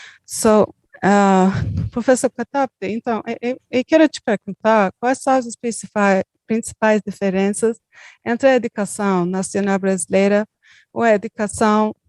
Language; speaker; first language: Portuguese; non-native, learner; Turkish